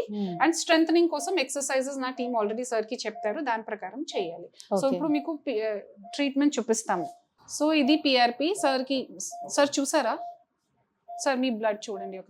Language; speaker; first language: Telugu; non-native, local second language; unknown